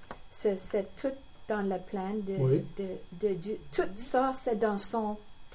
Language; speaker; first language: French; non-native, learner; English